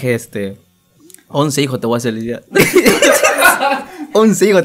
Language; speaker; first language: Spanish; native; Spanish